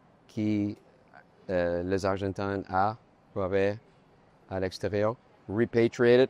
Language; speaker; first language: French; non-native, learner; Spanish